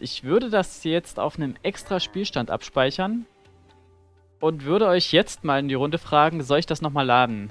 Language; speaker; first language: German; native; German